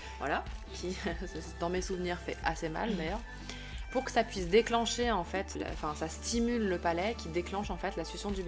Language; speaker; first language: French; native; French